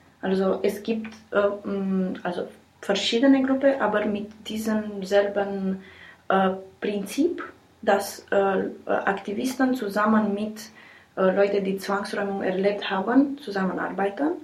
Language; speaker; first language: German; non-native, learner; Romanian